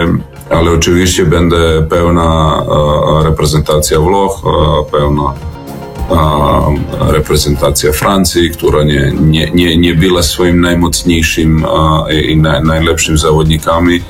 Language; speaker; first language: Polish; non-native, fluent; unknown